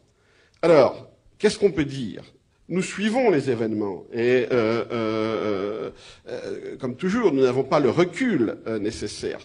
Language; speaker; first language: French; native; French